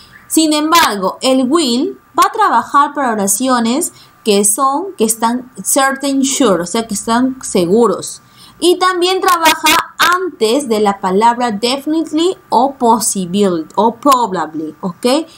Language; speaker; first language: Spanish; native; Spanish